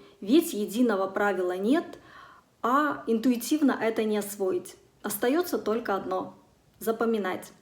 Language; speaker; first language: Russian; native; Russian